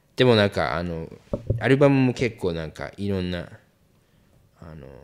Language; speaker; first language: Japanese; early bilingual, heritage; English